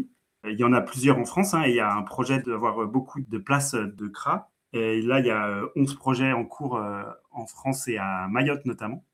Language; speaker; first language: French; native; French